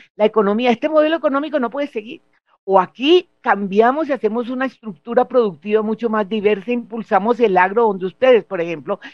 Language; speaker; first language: Spanish; native; Spanish